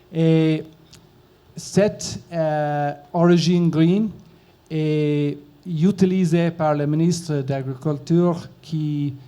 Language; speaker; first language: French; non-native, learner; English